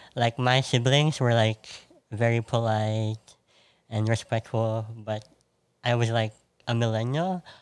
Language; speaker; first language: English; non-native, local second language; Filipino